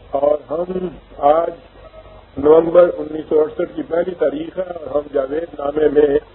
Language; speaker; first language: Urdu; native; Urdu